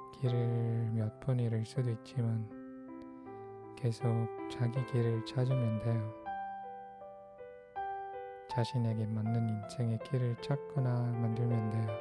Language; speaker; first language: Korean; non-native, fluent; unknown